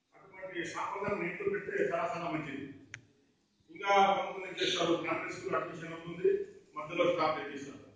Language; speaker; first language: Telugu; non-native, local second language; Urdu